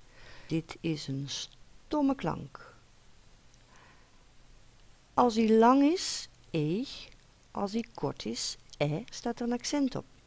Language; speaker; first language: Dutch; native; Dutch